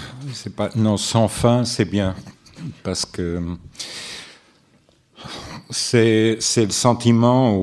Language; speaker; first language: French; non-native, fluent; Portuguese